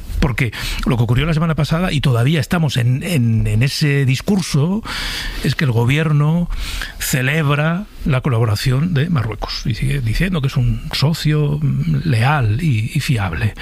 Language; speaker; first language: Spanish; native; Spanish